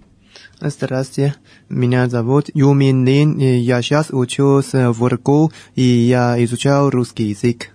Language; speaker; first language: Russian; non-native, fluent; Chinese